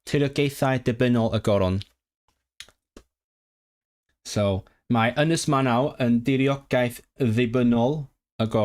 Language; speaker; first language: Welsh; non-native, learner; Cantonese